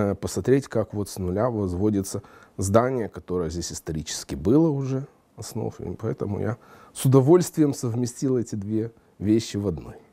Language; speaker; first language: Russian; native; Russian